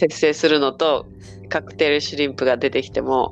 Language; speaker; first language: Japanese; native; Japanese